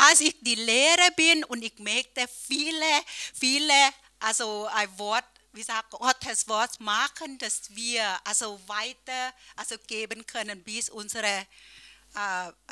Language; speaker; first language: German; non-native, learner; Thai